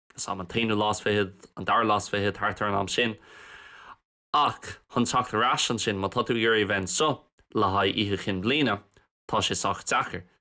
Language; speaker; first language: Irish; non-native, local second language; English